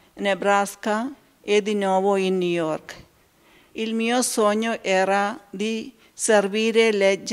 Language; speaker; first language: Italian; non-native, fluent; Malayalam